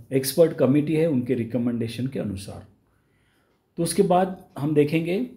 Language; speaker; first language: Hindi; non-native, local second language; Marathi